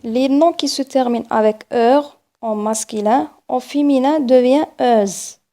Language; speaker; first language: French; non-native, local second language; Arabic